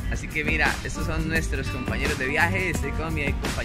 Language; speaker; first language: Spanish; native; Spanish